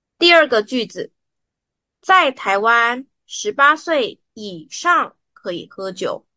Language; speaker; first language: Chinese; native; Chinese